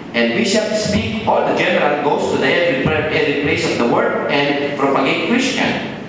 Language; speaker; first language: English; non-native, local second language; Filipino